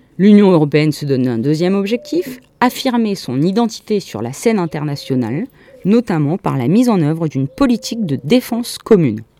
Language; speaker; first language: French; native; French